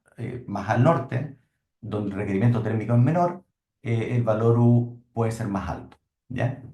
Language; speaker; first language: Spanish; native; Spanish